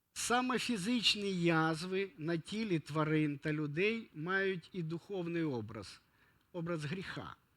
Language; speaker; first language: Ukrainian; non-native, local second language; Russian